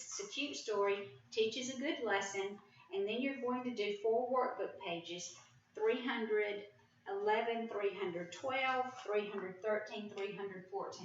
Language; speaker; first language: English; native; English